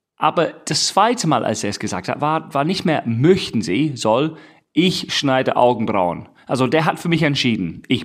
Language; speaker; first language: German; non-native, fluent; English